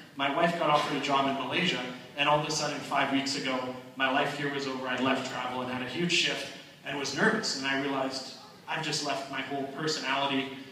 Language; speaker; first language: English; native; English